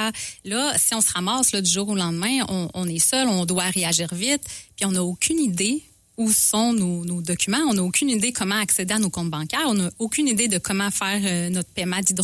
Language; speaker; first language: French; native; French